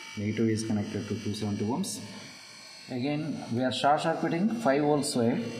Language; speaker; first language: English; non-native, local second language; Telugu